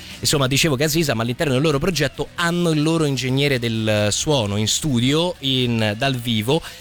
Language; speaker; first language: Italian; native; Italian